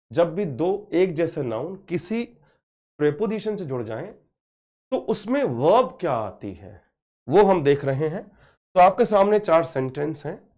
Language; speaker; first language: Hindi; native; Hindi